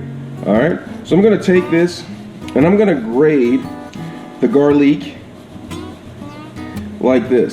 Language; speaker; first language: English; native; English